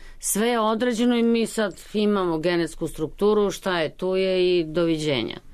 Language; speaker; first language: Serbian; native; Serbian